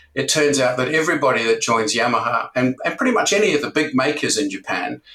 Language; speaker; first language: English; native; English